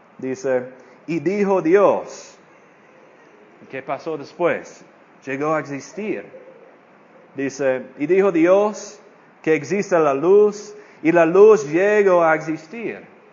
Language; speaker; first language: Spanish; non-native, fluent; English